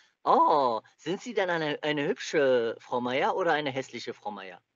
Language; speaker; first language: German; native; German